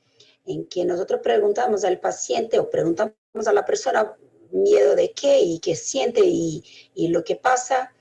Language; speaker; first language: Spanish; non-native, fluent; Portuguese